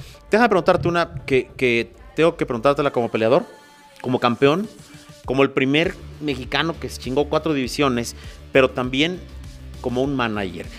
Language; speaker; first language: Spanish; native; Spanish